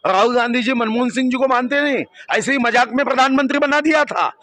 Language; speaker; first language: Hindi; non-native, local second language; Marathi